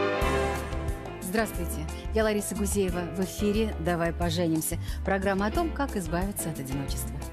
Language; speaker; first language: Russian; native; Russian